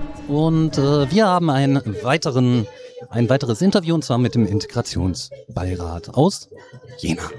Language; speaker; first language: German; native; German